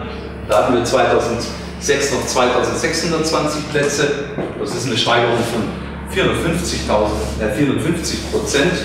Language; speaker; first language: German; native; German